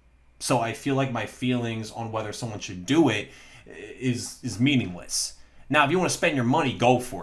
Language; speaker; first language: English; native; English